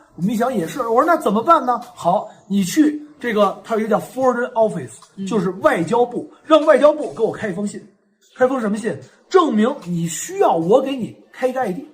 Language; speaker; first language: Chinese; native; Chinese